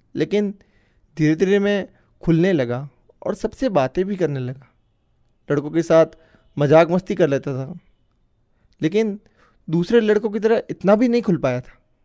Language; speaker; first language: Hindi; native; Hindi